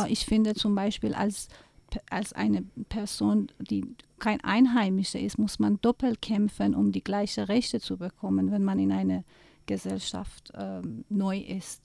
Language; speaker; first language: German; non-native, fluent; Persian